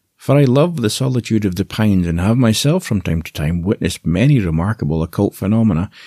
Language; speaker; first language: English; native; English